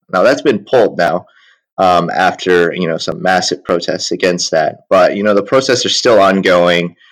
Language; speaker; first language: English; early bilingual, other home language; Chinese